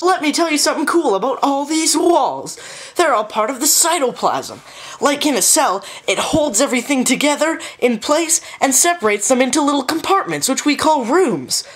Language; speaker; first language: English; native; English